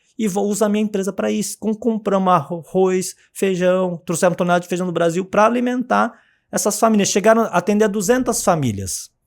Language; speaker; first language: Portuguese; native; Portuguese